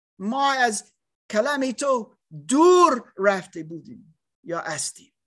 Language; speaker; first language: Persian; non-native, learner; English